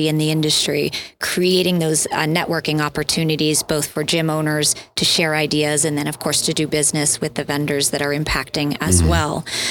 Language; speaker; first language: English; native; English